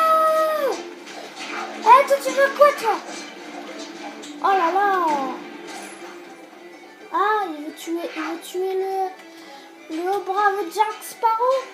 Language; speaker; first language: French; native; French